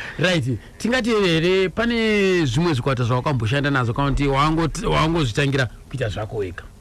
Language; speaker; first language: Shona; native; Shona